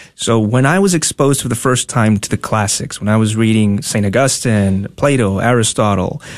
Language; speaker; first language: English; non-native, fluent; Spanish